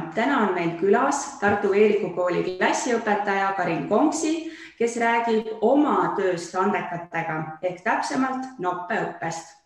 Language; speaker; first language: Estonian; native; Estonian